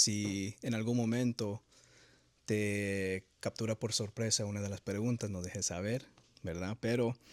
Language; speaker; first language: Spanish; early bilingual, heritage; Spanish